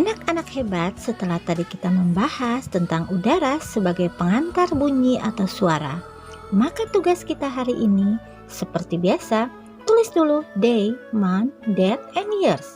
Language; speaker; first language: Indonesian; native; Indonesian